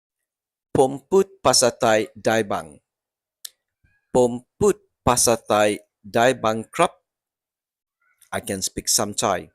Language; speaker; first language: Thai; non-native, learner; English